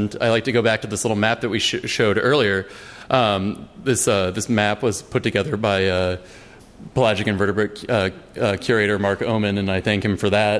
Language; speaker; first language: English; native; English